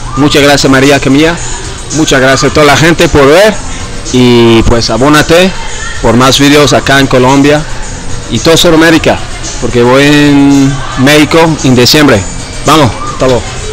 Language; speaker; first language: Spanish; non-native, learner; English